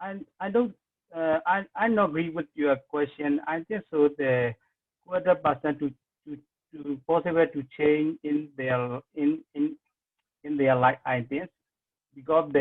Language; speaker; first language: English; non-native, learner; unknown